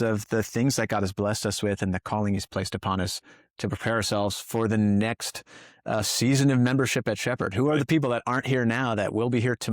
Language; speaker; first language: English; native; English